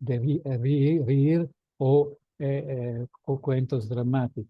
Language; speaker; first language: Spanish; non-native, fluent; Italian